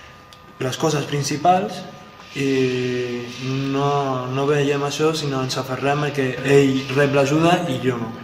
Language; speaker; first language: Catalan; early bilingual, other home language; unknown